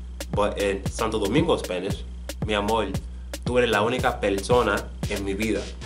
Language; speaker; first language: Spanish; non-native, fluent; English